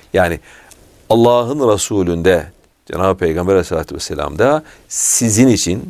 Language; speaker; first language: Turkish; native; Turkish